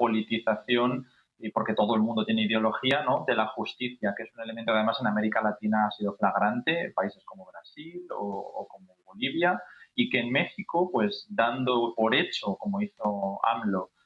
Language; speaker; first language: Spanish; native; Spanish